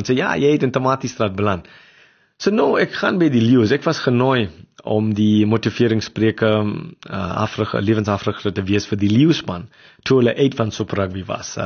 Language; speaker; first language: Afrikaans; non-native, local second language; English